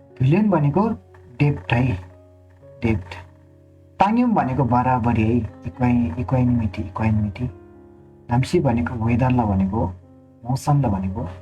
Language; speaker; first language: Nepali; non-native, local second language; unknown